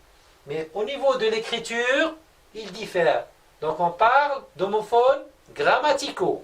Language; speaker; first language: French; non-native, local second language; Arabic